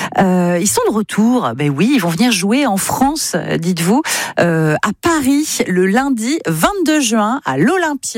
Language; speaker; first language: French; native; French